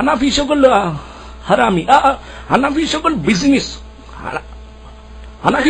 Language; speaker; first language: Arabic; non-native, learner; Urdu